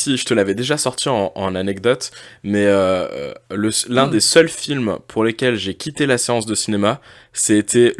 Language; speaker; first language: French; native; French